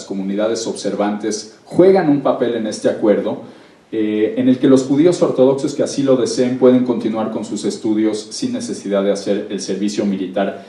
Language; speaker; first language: Spanish; native; Spanish